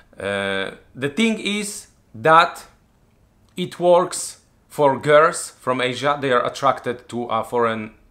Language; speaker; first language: English; non-native, fluent; Polish